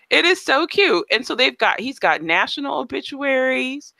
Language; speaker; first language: English; native; English